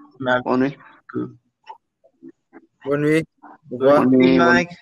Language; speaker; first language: French; non-native, learner; Spanish